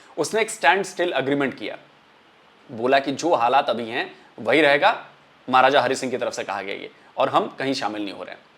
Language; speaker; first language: Hindi; native; Hindi